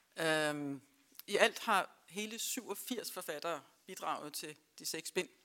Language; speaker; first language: Danish; native; Danish